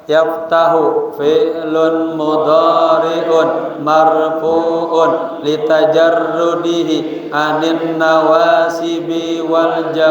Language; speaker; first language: Arabic; non-native, fluent; Indonesian